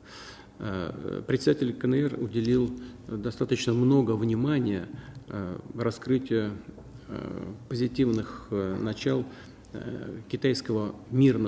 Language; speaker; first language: Russian; native; Russian